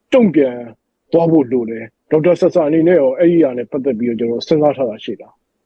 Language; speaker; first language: Burmese; native; Burmese